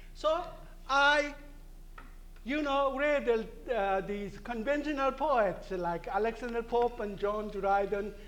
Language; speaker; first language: English; non-native, fluent; Korean